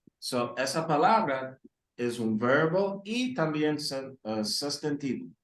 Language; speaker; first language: Spanish; early bilingual, heritage; Spanish